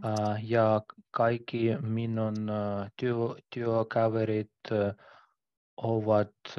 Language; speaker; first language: Finnish; non-native, learner; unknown